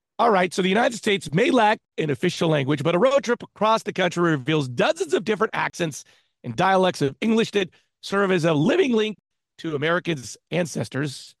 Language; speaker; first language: English; native; English